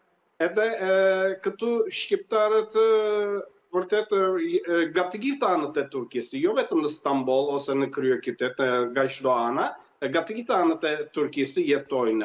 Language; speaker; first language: Albanian; early bilingual, heritage; Albanian